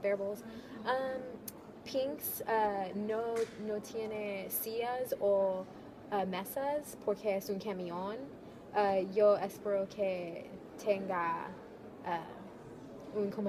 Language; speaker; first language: Spanish; non-native, learner; English